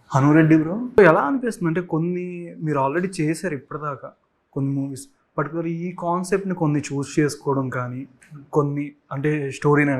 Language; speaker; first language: Telugu; native; Telugu